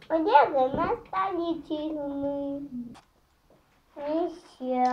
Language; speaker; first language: Russian; native; Russian